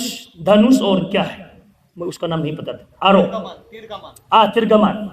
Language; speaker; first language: Hindi; non-native, local second language; Thado Chin